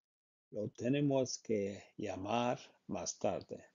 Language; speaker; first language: Spanish; non-native, learner; Icelandic